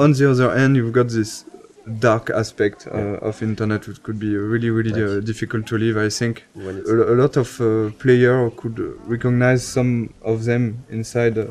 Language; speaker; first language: English; non-native, fluent; French